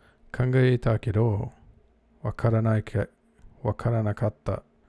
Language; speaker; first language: Japanese; non-native, learner; English